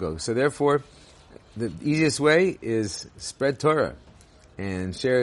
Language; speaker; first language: English; native; English